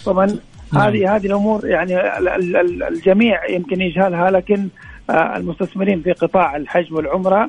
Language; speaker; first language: Arabic; native; Arabic